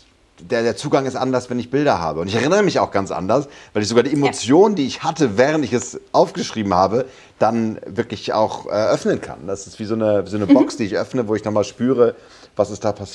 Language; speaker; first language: German; native; German